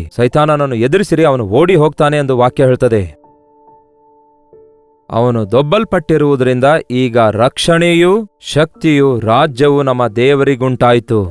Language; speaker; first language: Kannada; native; Kannada